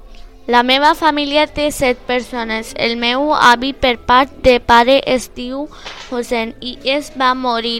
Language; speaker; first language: Catalan; non-native, learner; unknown